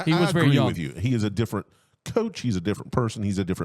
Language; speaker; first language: English; native; English